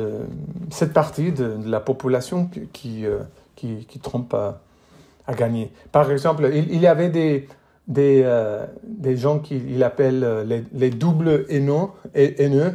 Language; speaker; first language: French; non-native, fluent; English